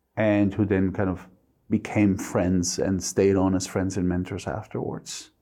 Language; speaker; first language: English; non-native, fluent; Spanish